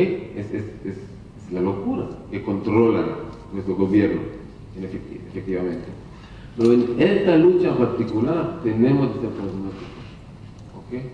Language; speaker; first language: Spanish; non-native, learner; Hebrew